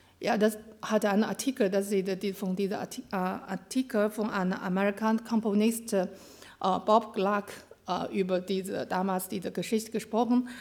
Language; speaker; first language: German; non-native, learner; Chinese